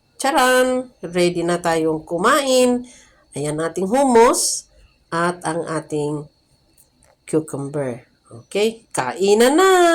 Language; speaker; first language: Filipino; native; Filipino